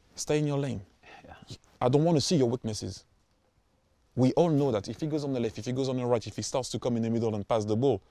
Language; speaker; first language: English; non-native, fluent; French